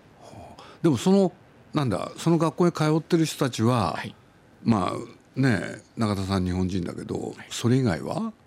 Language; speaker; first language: Japanese; native; Japanese